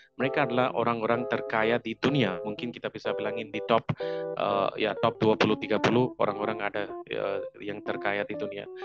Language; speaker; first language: Indonesian; non-native, fluent; Hindi